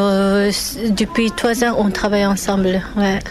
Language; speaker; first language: French; non-native, fluent; Japanese